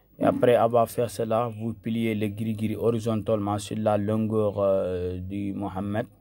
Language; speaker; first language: French; non-native, local second language; Wolof